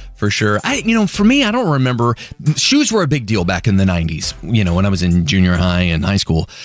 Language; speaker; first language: English; native; English